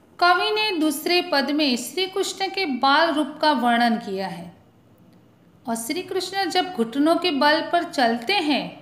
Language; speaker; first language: Hindi; non-native, local second language; Gujarati